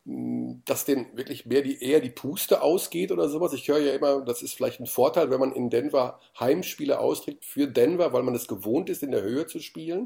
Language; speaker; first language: German; native; German